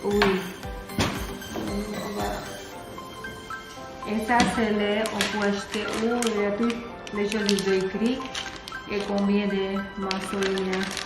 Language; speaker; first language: French; non-native, learner; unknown